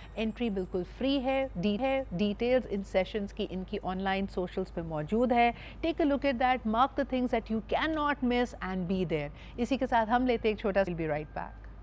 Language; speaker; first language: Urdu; native; Urdu